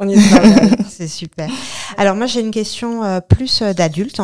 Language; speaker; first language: French; native; French